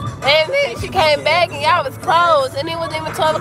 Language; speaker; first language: English; native; English